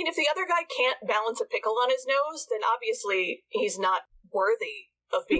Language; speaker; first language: English; native; English